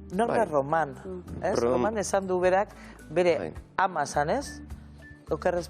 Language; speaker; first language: Basque; native; Basque